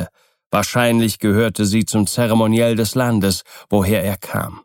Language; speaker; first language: German; native; German